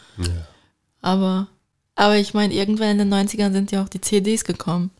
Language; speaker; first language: German; early bilingual, other home language; Turkish